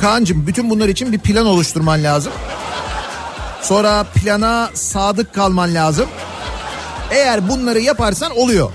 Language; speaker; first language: Turkish; native; Turkish